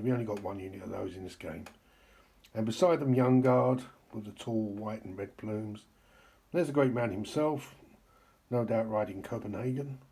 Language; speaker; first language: English; native; English